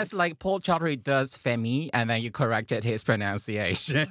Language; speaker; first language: English; non-native, fluent; Chinese